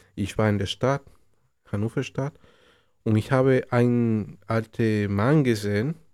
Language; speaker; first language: German; non-native, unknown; Spanish